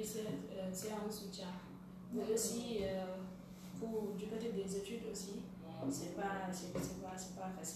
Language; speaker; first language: French; non-native, local second language; Wolof